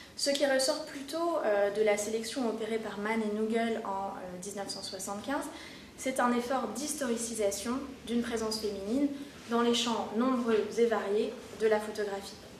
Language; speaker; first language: French; native; French